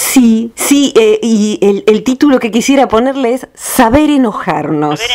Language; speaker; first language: Spanish; native; Spanish